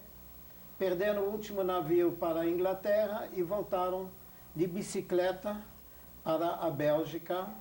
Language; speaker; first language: Portuguese; non-native, fluent; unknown